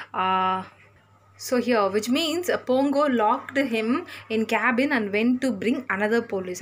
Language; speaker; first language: English; non-native, local second language; Tamil